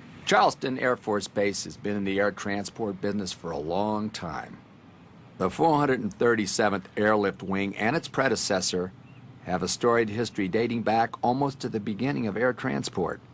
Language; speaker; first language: English; native; English